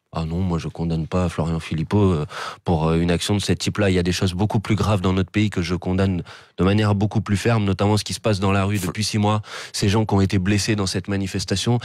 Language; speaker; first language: French; native; French